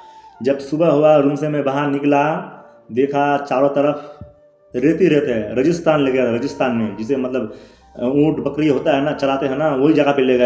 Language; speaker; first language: Hindi; non-native, local second language; Bangla